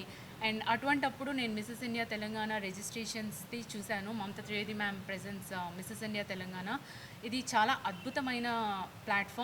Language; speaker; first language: Telugu; native; Telugu